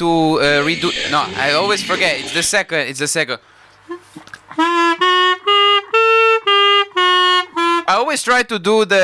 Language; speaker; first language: English; non-native, fluent; Italian